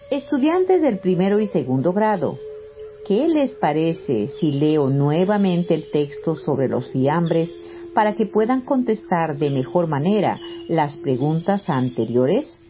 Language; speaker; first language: Spanish; native; Spanish